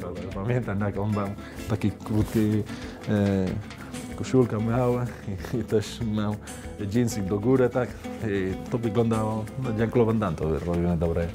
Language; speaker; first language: Polish; non-native, learner; Spanish